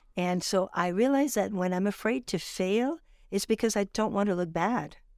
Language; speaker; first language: English; non-native, fluent; French